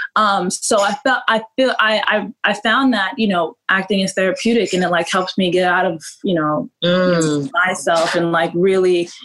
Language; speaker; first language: English; native; English